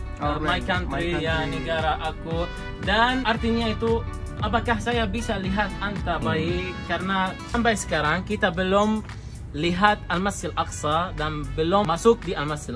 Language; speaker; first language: Indonesian; non-native, learner; Arabic